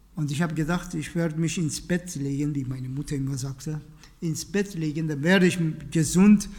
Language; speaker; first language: German; non-native, fluent; Persian